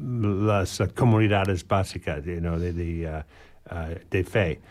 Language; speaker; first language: Spanish; non-native, learner; English